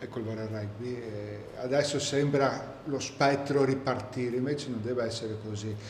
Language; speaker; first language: Italian; native; Italian